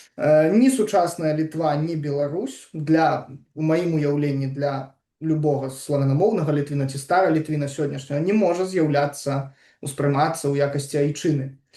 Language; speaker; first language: Belarusian; non-native, local second language; Russian